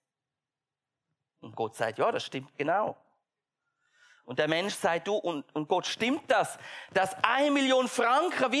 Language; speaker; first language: German; native; German